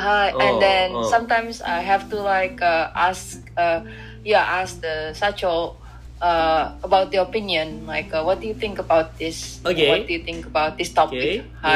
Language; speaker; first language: English; non-native, fluent; Indonesian